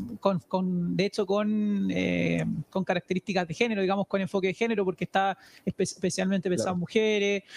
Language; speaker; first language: Spanish; native; Spanish